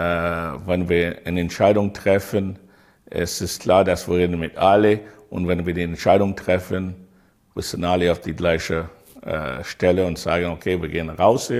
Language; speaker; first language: German; non-native, learner; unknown